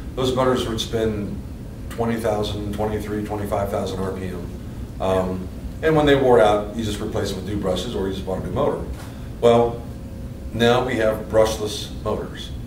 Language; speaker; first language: English; native; English